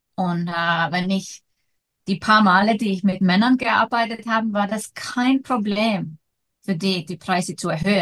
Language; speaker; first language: German; non-native, fluent; Icelandic